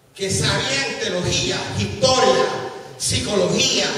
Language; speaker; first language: Spanish; early bilingual, heritage; Spanish